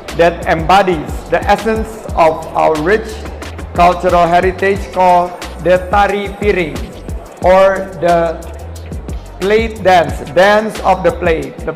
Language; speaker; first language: English; non-native, fluent; Indonesian